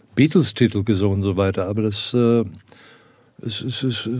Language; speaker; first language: German; non-native, fluent; Afrikaans